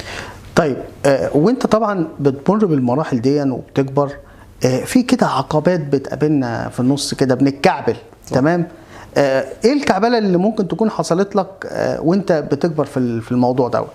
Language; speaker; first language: Arabic; native; Arabic